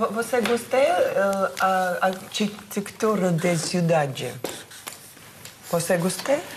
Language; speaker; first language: Portuguese; non-native, learner; Russian